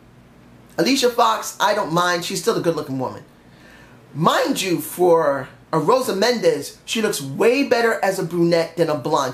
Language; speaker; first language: English; native; English